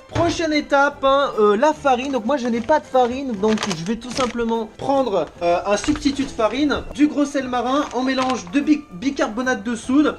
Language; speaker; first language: French; native; French